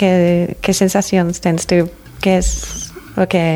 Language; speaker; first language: Catalan; non-native, fluent; English